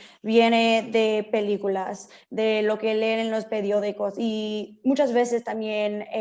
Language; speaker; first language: Spanish; early bilingual, heritage; Spanish